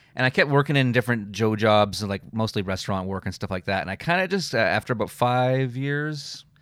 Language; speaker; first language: English; native; English